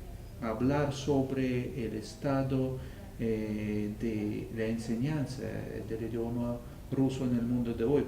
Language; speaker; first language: Spanish; non-native, fluent; Russian